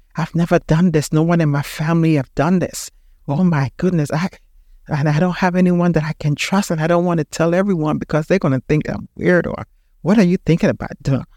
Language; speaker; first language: English; early bilingual, heritage; Spanish